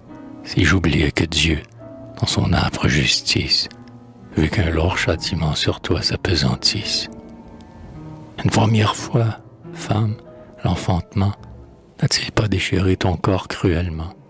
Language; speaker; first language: French; native; French